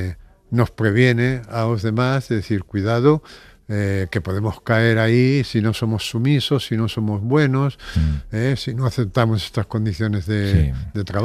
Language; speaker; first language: Spanish; native; Spanish